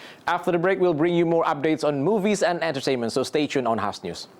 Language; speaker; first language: English; non-native, fluent; Indonesian